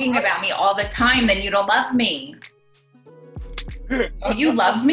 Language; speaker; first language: English; native; English